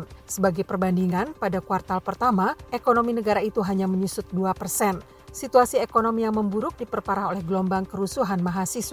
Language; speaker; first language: Indonesian; native; Indonesian